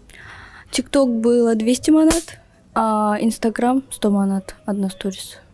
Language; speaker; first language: Russian; non-native, local second language; Turkmen